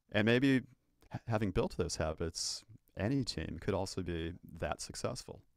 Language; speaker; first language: English; native; English